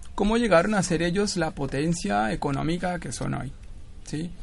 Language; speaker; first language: Spanish; native; Spanish